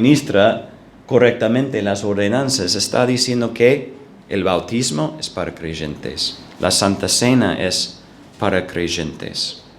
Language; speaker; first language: Spanish; non-native, fluent; English